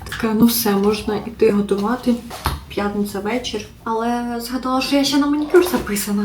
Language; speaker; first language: Ukrainian; native; Ukrainian